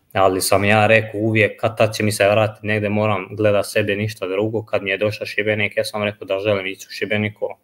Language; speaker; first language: Croatian; non-native, fluent; Albanian